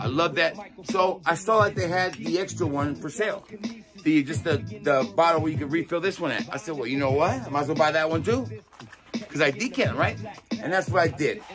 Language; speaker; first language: English; native; English